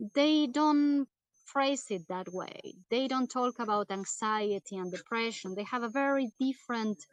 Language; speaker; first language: English; non-native, fluent; Portuguese